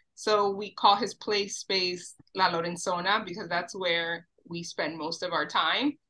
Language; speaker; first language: English; early bilingual, other home language; Spanish